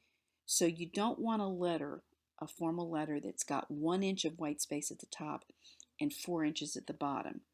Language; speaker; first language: English; native; English